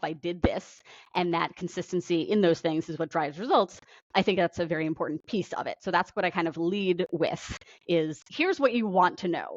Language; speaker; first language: English; native; English